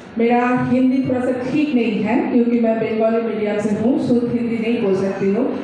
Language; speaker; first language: Hindi; non-native, local second language; Bangla